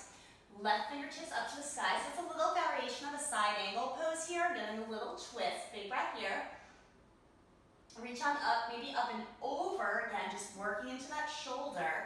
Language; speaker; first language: English; native; English